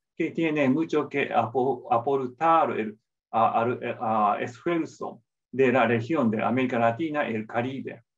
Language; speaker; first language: Spanish; non-native, fluent; Japanese